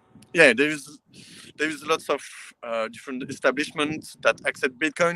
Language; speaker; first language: English; non-native, learner; French